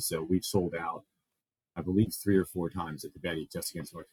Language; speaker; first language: English; native; English